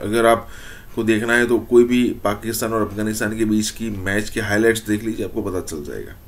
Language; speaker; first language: Hindi; native; Hindi